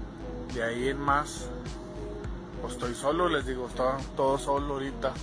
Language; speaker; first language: Spanish; native; Spanish